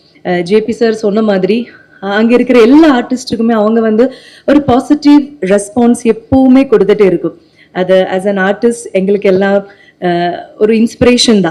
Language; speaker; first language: Tamil; non-native, local second language; Malayalam